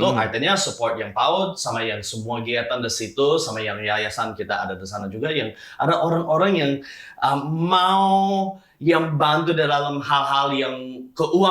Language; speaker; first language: Indonesian; non-native, fluent; English